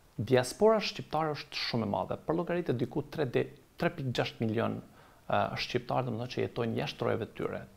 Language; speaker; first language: Albanian; native; Albanian